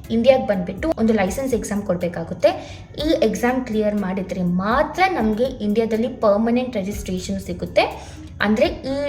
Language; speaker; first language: Kannada; non-native, local second language; Telugu